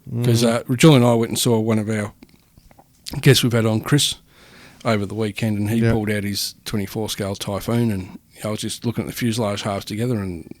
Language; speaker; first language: English; native; English